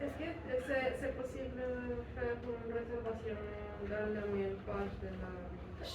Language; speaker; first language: French; non-native, learner; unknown